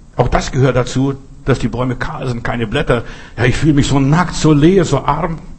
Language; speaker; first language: German; non-native, fluent; Russian